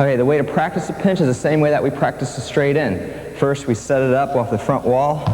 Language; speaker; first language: English; native; English